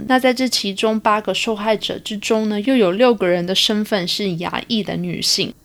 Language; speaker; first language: Chinese; early bilingual, heritage; Chinese